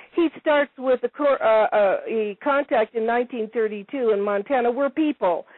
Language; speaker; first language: English; non-native, fluent; Italian